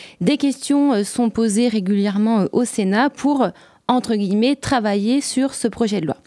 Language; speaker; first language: French; native; French